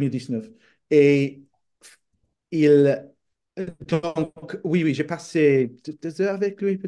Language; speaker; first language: French; non-native, fluent; English